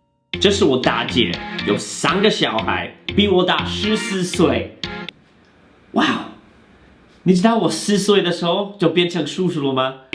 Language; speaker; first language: Chinese; non-native, fluent; English